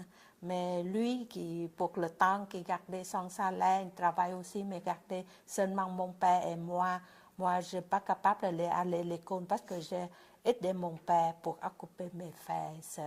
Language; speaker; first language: French; non-native, learner; Vietnamese